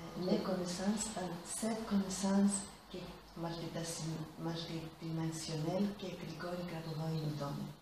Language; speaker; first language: French; non-native, fluent; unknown